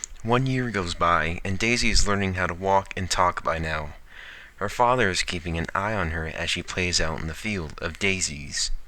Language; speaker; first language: English; native; English